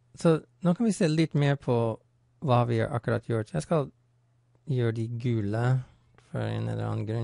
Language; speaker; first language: Norwegian; non-native, fluent; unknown